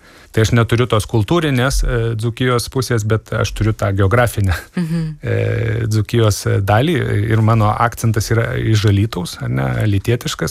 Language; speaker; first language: Lithuanian; native; Lithuanian